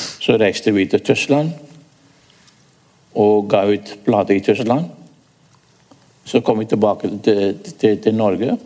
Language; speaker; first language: Norwegian; non-native, fluent; English